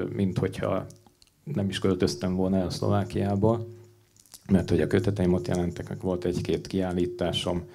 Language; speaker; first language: Hungarian; native; Hungarian